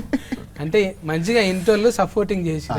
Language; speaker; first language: Telugu; native; Telugu